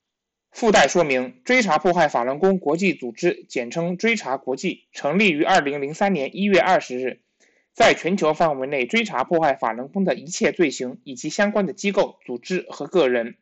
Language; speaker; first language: Chinese; native; Chinese